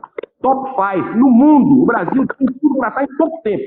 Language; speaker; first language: Portuguese; native; Portuguese